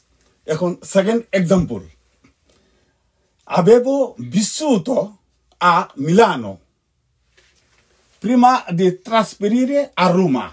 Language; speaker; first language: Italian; non-native, fluent; Bangla